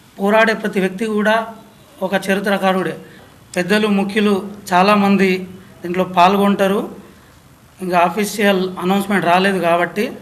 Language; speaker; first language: Telugu; non-native, local second language; Lambadi